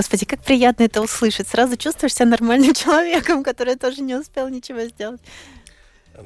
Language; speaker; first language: Russian; native; Russian